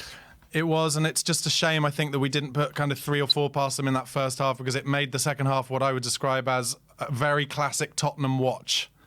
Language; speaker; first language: English; native; English